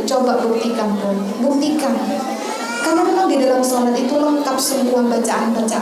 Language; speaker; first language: Indonesian; non-native, local second language; Javanese